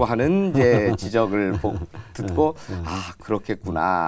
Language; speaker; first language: Korean; native; Korean